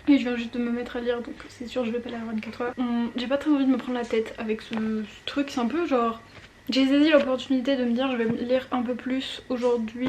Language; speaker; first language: French; native; French